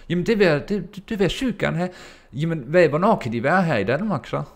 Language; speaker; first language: Danish; native; Danish